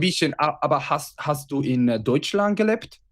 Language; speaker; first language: German; non-native, learner; Spanish